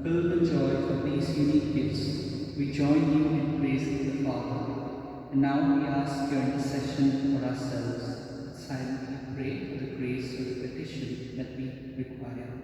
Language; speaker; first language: English; non-native, local second language; Konkani